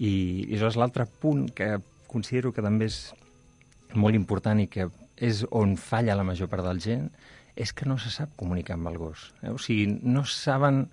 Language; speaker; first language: Catalan; native; Catalan